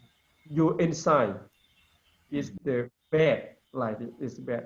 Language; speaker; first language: English; non-native, learner; Lao